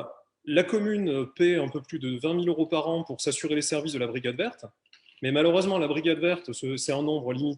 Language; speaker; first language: French; native; French